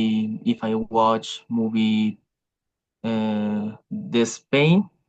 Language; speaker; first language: English; non-native, learner; Spanish